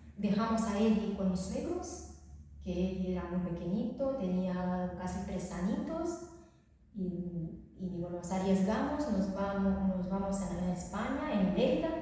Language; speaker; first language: Spanish; non-native, fluent; Romanian